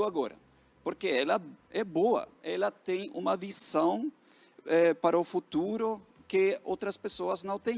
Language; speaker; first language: Portuguese; non-native, fluent; Norwegian